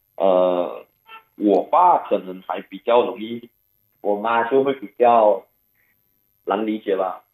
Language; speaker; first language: Chinese; non-native, local second language; Cantonese